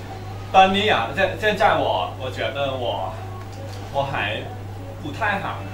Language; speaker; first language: Chinese; non-native, learner; Thai